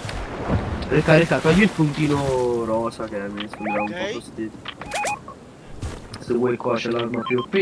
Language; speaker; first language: Italian; native; Italian